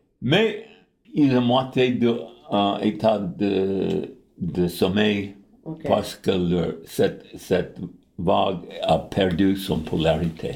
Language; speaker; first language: French; non-native, fluent; English